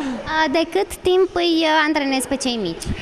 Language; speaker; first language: Romanian; native; Romanian